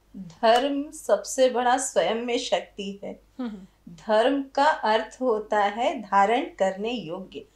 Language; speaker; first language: Hindi; native; Hindi